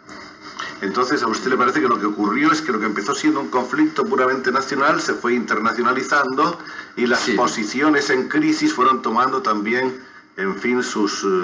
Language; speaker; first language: Spanish; native; Spanish